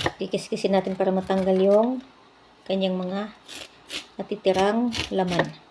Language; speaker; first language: Filipino; non-native, local second language; Cebuano